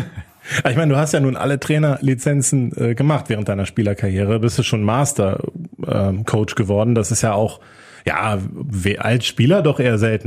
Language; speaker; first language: German; native; German